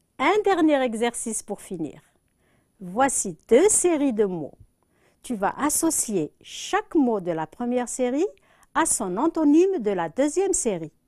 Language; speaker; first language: French; non-native, local second language; Arabic